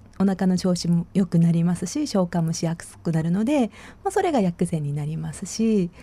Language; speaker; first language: Japanese; non-native, fluent; Chinese